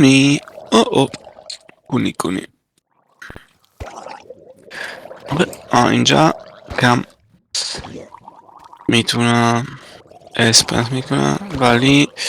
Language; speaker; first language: Persian; non-native, learner; Italian